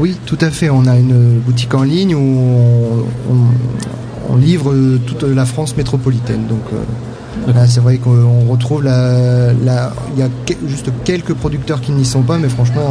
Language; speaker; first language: French; native; French